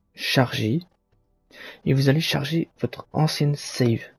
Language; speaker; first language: French; native; French